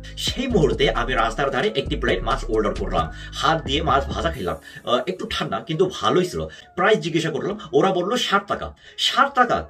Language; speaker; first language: Bangla; non-native, fluent; Korean